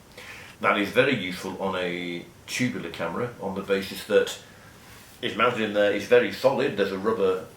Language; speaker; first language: English; native; English